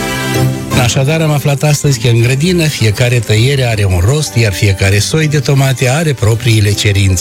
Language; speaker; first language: Romanian; native; Romanian